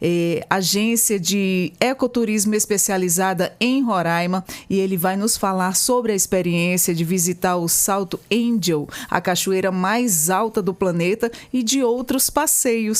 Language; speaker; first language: Portuguese; native; Portuguese